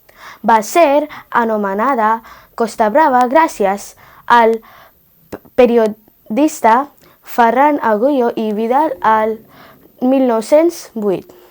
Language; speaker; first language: Catalan; non-native, learner; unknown